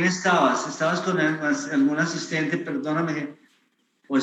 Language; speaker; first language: Spanish; native; Spanish